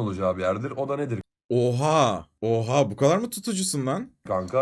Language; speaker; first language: Turkish; native; Turkish